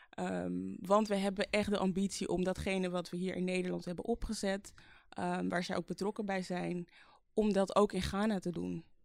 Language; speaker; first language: Dutch; early bilingual, other home language; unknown